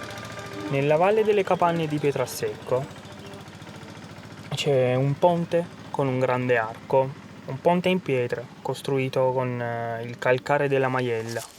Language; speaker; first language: Italian; native; Italian